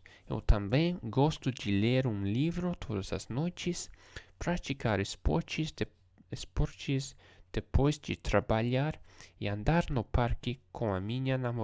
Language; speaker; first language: Portuguese; non-native, learner; English